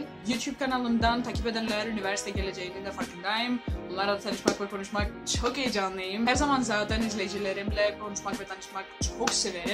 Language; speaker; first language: Turkish; non-native, learner; Greek